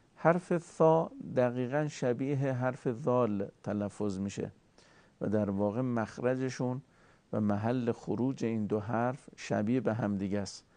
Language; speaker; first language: Persian; native; Persian